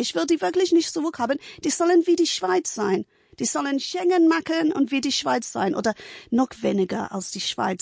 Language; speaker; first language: German; non-native, fluent; English